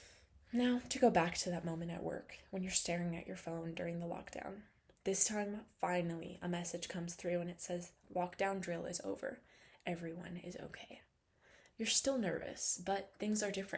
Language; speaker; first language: English; native; English